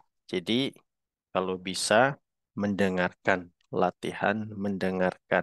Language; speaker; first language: Indonesian; native; Indonesian